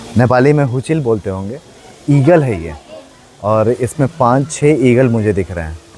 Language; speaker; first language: Hindi; native; Hindi